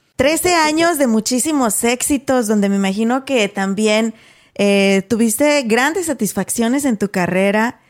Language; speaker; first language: Spanish; native; Spanish